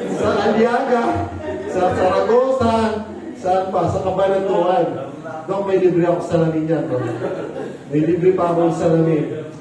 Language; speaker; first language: Filipino; non-native, local second language; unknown